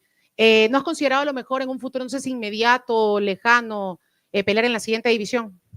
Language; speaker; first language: Spanish; native; Spanish